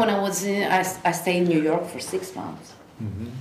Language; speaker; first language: English; non-native, fluent; Italian